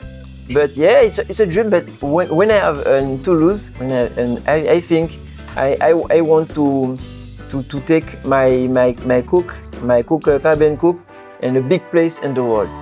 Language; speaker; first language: English; non-native, learner; French